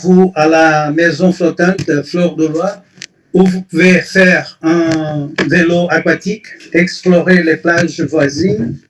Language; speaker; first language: French; non-native, fluent; Portuguese